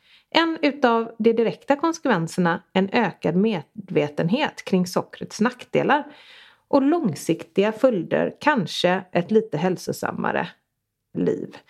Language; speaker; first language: Swedish; native; Swedish